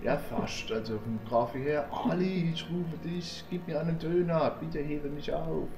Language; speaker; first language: German; native; German